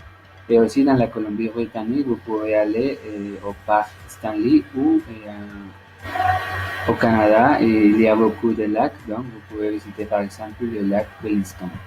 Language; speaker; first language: French; non-native, learner; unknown